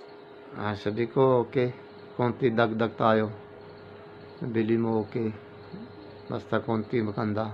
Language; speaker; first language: Filipino; non-native, learner; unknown